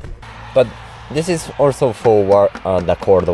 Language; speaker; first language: English; non-native, learner; Japanese